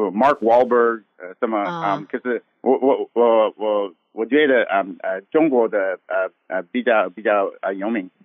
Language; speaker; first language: Chinese; non-native, learner; English